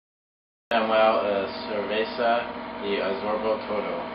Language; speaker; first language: Spanish; non-native, learner; English